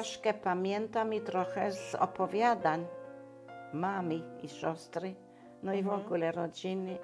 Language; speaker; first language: Polish; non-native, local second language; German